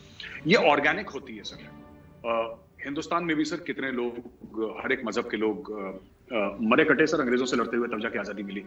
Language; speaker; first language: Hindi; native; Hindi